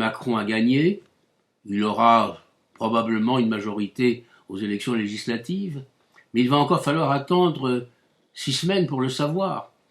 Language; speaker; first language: French; native; French